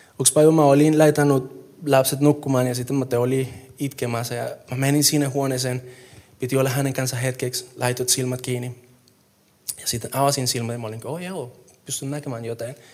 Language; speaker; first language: Finnish; non-native, fluent; Spanish